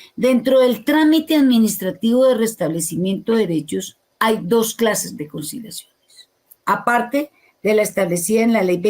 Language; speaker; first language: Spanish; native; Spanish